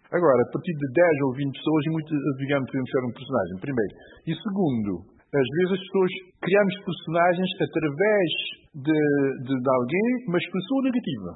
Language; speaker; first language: Portuguese; non-native, local second language; Kabuverdianu